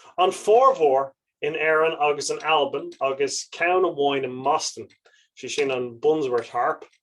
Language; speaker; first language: Irish; non-native, local second language; English